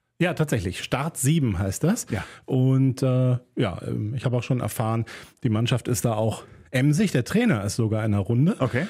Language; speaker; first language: German; native; German